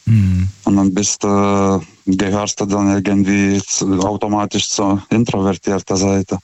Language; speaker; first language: German; non-native, fluent; Lithuanian